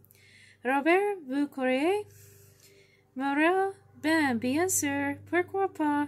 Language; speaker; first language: French; non-native, learner; English